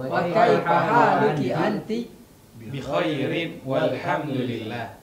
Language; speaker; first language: Arabic; non-native, fluent; Indonesian